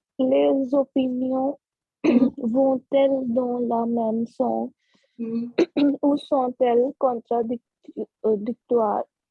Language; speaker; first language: French; non-native, learner; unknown